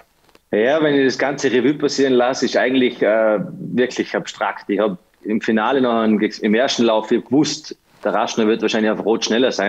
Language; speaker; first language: German; native; German